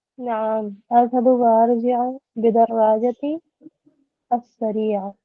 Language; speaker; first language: Arabic; non-native, learner; Urdu